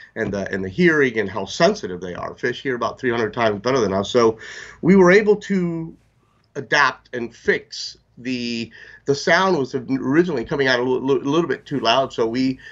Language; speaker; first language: English; native; English